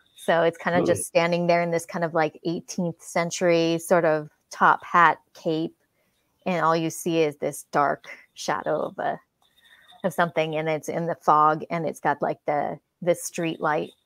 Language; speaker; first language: English; native; English